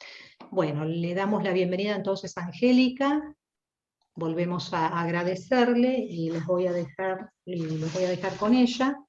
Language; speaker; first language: Spanish; native; Spanish